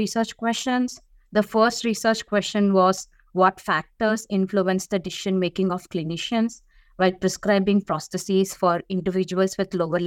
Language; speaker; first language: English; non-native, local second language; Tamil